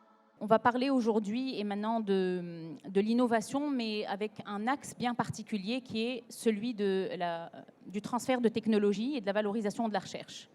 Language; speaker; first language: French; non-native, local second language; Arabic